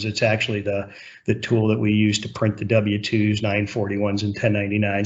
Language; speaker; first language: English; native; English